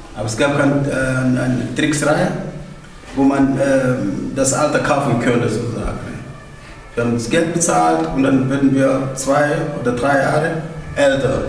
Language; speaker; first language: German; non-native, fluent; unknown